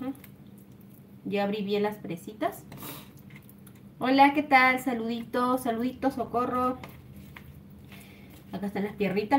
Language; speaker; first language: Spanish; native; Spanish